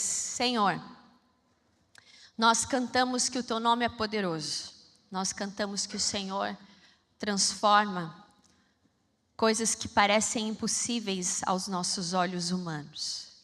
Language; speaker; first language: Portuguese; native; Portuguese